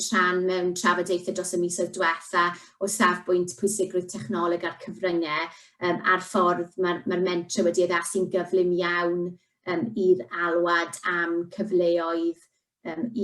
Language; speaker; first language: Welsh; native; Welsh